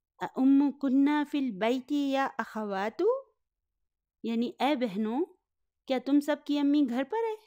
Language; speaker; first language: Urdu; native; Urdu